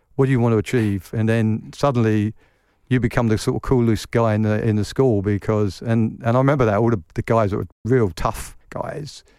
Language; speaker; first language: English; native; English